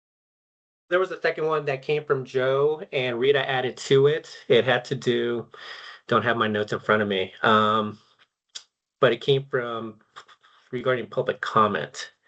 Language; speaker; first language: English; native; English